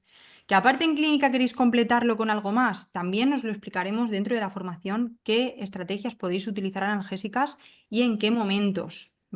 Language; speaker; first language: Spanish; native; Spanish